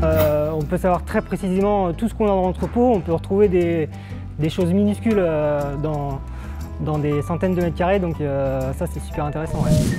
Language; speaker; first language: French; native; French